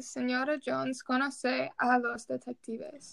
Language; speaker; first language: Spanish; non-native, learner; English